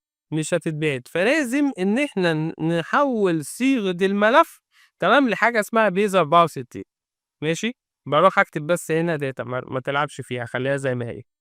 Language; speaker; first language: Arabic; native; Arabic